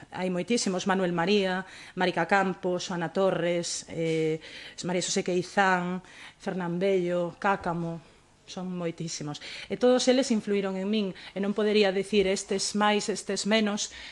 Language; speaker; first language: Galician; non-native, local second language; Spanish